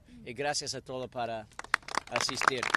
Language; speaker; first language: Spanish; non-native, learner; English